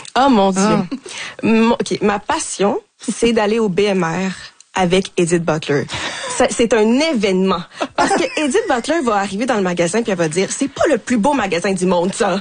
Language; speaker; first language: French; native; French